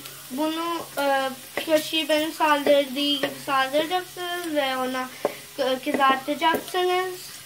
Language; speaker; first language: Turkish; non-native, learner; Urdu